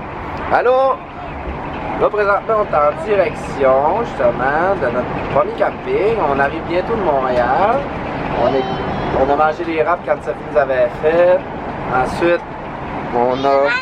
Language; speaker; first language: French; native; French